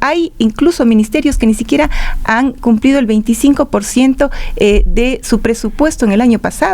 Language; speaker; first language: Spanish; native; Spanish